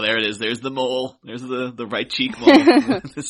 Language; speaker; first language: English; native; English